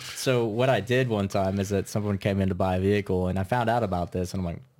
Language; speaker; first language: English; native; English